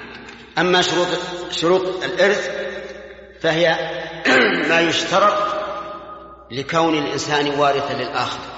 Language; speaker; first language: Arabic; native; Arabic